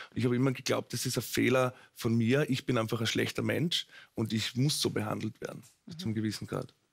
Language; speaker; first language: German; native; German